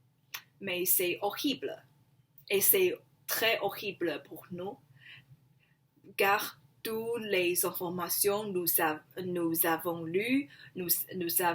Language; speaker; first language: French; non-native, learner; Chinese